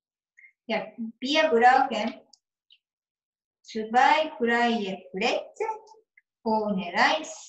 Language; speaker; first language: German; non-native, learner; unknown